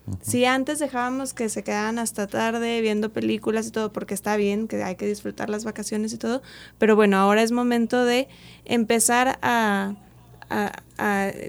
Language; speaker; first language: Spanish; native; Spanish